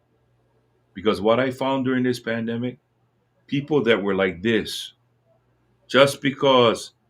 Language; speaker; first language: English; native; English